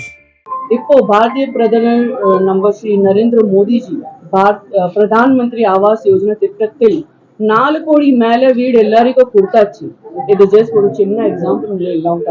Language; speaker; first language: Tamil; non-native, fluent; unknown